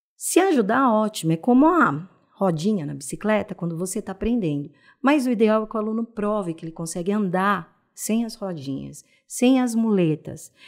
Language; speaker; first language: Portuguese; native; Portuguese